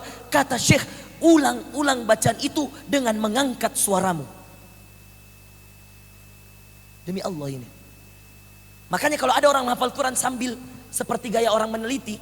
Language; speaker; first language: Indonesian; native; Indonesian